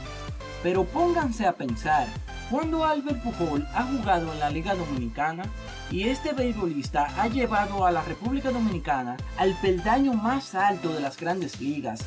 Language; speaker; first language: Spanish; native; Spanish